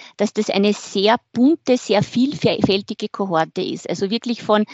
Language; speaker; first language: German; native; German